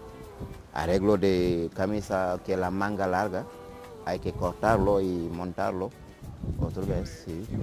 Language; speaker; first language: Spanish; non-native, learner; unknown